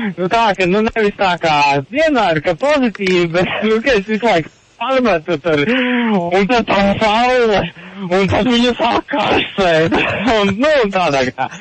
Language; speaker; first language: Latvian; native; Latvian